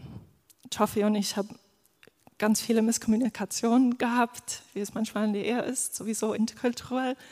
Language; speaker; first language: German; non-native, fluent; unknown